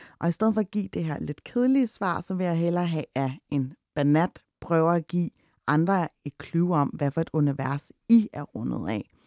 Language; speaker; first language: Danish; early bilingual, other home language; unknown